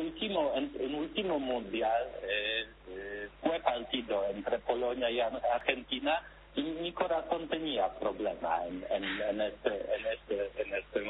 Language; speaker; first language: Spanish; non-native, fluent; Polish